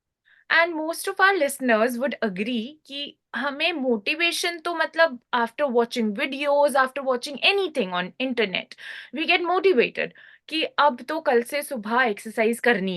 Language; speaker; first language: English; non-native, local second language; Hindi